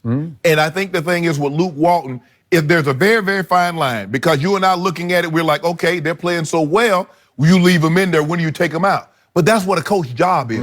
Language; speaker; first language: English; native; English